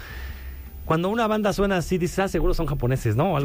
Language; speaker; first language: Spanish; native; Spanish